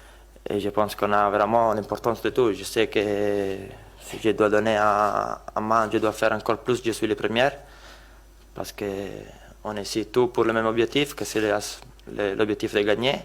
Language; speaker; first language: French; non-native, learner; Italian